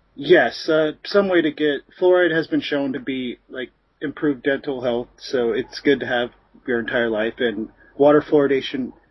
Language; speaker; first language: English; native; English